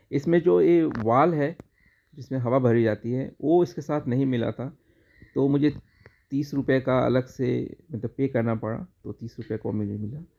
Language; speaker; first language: Hindi; native; Hindi